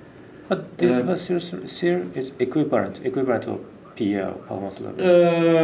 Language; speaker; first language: English; non-native, learner; Japanese